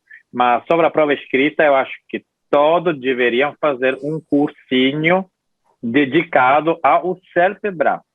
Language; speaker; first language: Portuguese; non-native, fluent; Italian